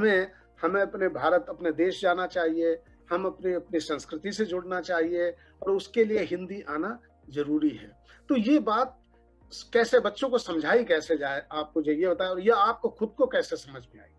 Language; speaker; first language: Hindi; native; Hindi